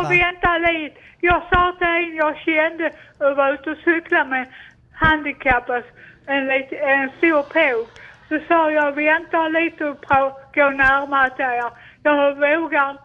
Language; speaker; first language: Swedish; non-native, learner; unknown